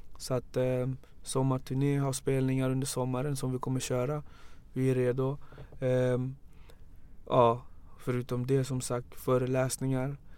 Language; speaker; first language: Swedish; early bilingual, other home language; Wolof